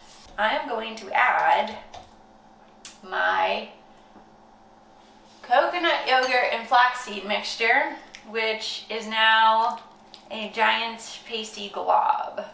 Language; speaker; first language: English; native; English